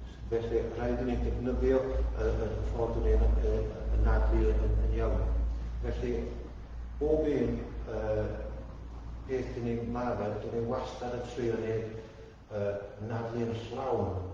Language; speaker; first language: Welsh; non-native, fluent; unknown